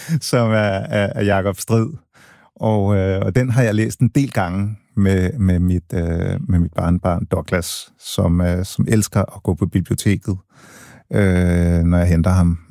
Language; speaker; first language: Danish; early bilingual, other home language; English